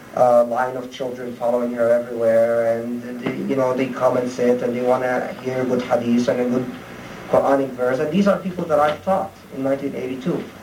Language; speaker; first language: English; non-native, fluent; Arabic